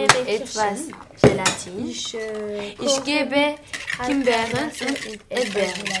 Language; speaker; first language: German; non-native, learner; French